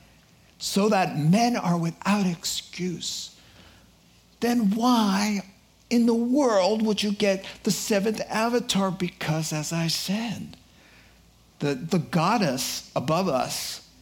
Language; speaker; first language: English; native; English